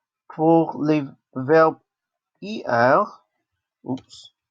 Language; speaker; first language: French; non-native, local second language; English